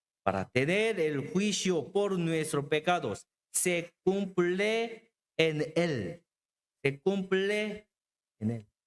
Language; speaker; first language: Spanish; non-native, learner; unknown